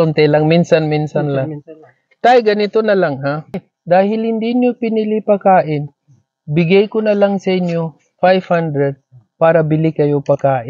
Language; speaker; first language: Filipino; non-native, learner; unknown